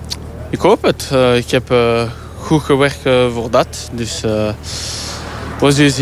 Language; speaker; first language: Dutch; non-native, local second language; French